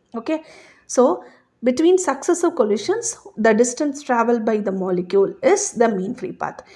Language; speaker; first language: English; non-native, local second language; Tamil